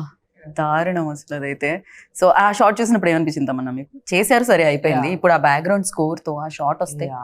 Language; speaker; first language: Telugu; native; Telugu